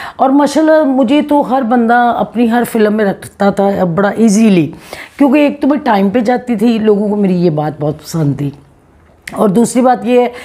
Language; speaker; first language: Urdu; non-native, local second language; Punjabi